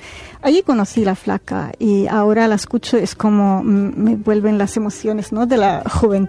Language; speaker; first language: Spanish; non-native, fluent; Arabic